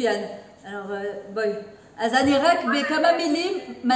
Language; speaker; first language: Hebrew; non-native, fluent; French